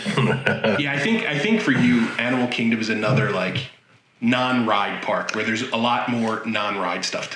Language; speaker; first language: English; native; English